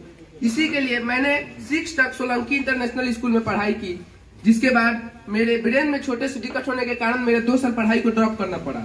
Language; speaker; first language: Hindi; native; Hindi